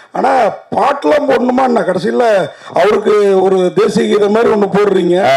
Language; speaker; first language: Tamil; native; Tamil